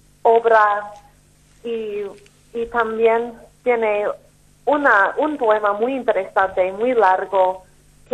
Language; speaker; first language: Spanish; non-native, fluent; English